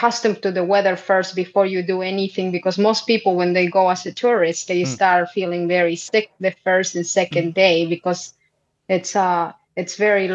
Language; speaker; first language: English; non-native, fluent; Quechua